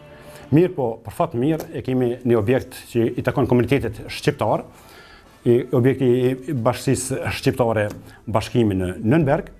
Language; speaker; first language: Albanian; native; Albanian